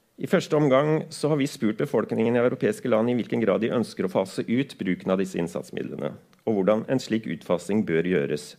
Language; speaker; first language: Norwegian; native; Norwegian